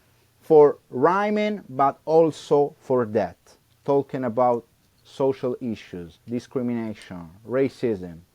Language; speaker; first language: English; non-native, learner; Italian